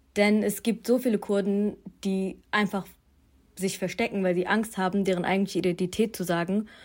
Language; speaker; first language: German; early bilingual, other home language; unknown